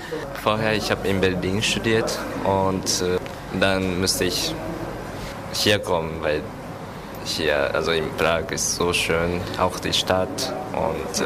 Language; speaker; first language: German; non-native, learner; Japanese